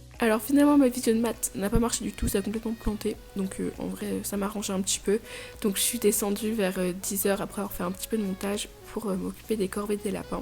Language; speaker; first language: French; native; French